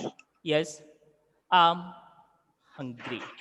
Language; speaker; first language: English; non-native, local second language; Hindi